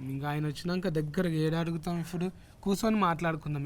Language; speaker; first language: Telugu; native; Telugu